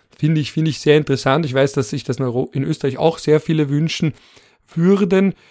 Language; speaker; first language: German; native; German